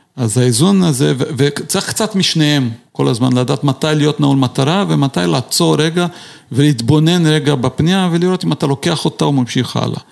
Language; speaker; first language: Hebrew; non-native, fluent; Portuguese